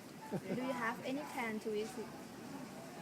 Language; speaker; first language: English; non-native, learner; Thai